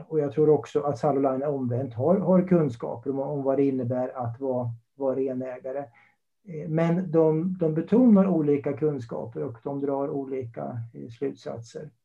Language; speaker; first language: Swedish; native; Swedish